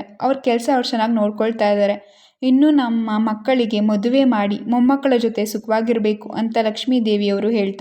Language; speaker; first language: Kannada; native; Kannada